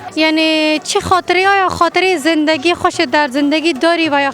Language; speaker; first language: Persian; native; Persian